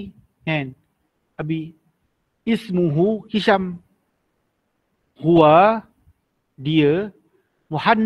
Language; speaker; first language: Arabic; non-native, fluent; Malay